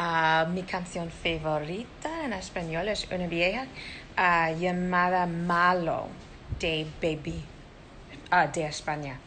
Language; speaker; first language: Spanish; non-native, learner; English